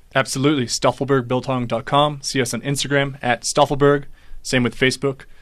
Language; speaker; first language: English; native; English